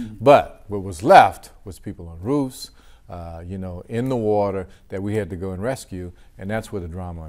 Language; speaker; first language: English; native; English